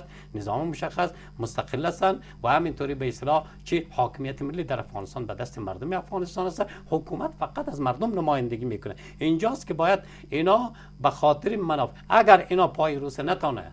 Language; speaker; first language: Persian; native; Persian